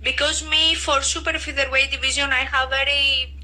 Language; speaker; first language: English; non-native, learner; Greek